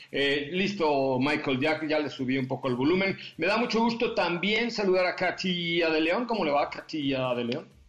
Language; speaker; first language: Spanish; native; Spanish